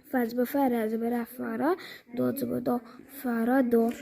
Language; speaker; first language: Arabic; non-native, learner; Urdu